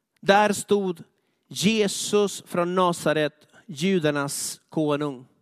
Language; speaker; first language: Swedish; non-native, fluent; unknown